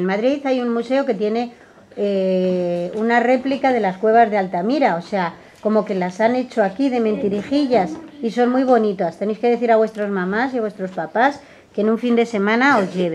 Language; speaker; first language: Spanish; native; Spanish